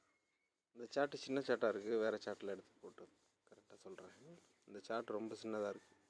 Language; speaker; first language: Tamil; native; Tamil